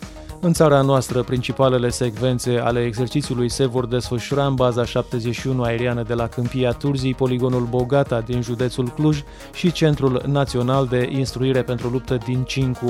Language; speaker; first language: Romanian; native; Romanian